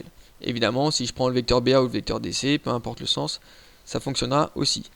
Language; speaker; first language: French; native; French